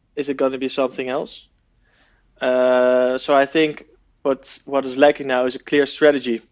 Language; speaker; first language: English; non-native, fluent; Dutch